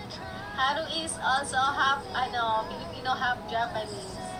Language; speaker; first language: English; non-native, local second language; Filipino